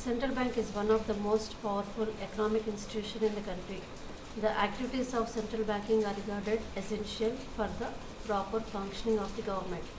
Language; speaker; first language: English; non-native, local second language; Telugu